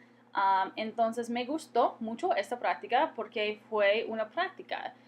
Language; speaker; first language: Spanish; non-native, fluent; English